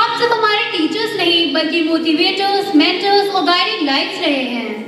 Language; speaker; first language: Hindi; native; Hindi